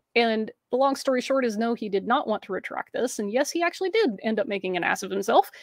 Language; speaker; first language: English; native; English